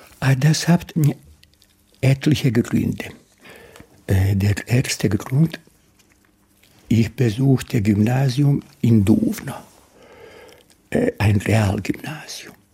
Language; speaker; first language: German; non-native, fluent; Bosnian